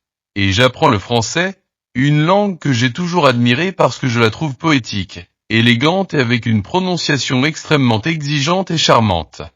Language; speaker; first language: French; non-native, learner; Portuguese